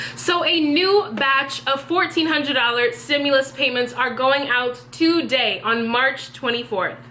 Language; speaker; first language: English; native; English